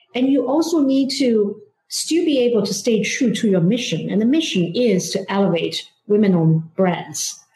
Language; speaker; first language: English; non-native, fluent; Chinese